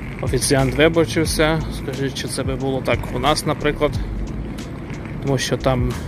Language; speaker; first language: Ukrainian; native; Ukrainian